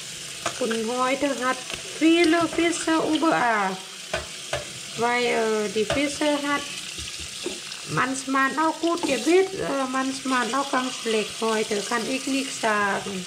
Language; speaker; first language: German; non-native, learner; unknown